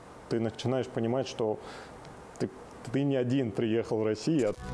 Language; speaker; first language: Russian; non-native, fluent; Arabic